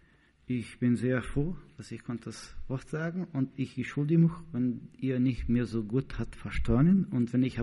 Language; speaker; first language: German; non-native, learner; Portuguese